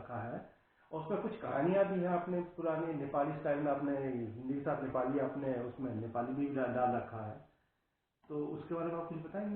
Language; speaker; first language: Hindi; native; Hindi